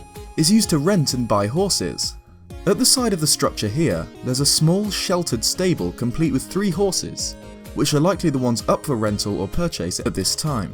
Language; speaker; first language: English; native; English